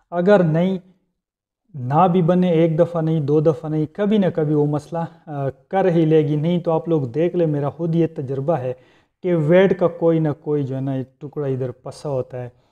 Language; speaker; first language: Urdu; non-native, local second language; Punjabi